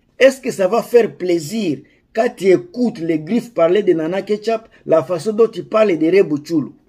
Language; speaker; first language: French; non-native, local second language; Lingala